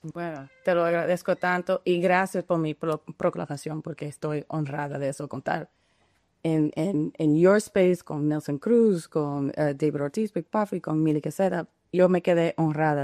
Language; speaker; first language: Spanish; early bilingual, heritage; Spanish